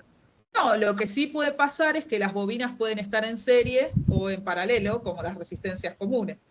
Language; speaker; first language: Spanish; native; Spanish